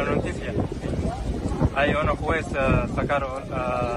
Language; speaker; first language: Spanish; non-native, learner; Arabic